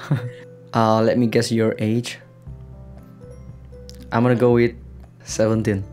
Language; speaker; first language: English; non-native, learner; Indonesian